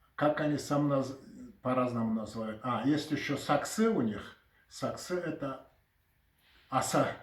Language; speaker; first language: Russian; non-native, local second language; Karachay-Balkar